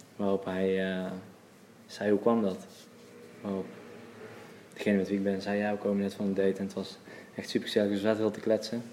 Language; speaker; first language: Dutch; native; Dutch